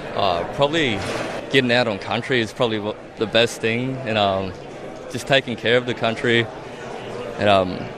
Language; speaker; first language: English; native; English